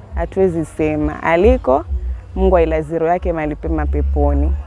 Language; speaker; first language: Swahili; non-native, local second language; Luo (Kenya and Tanzania)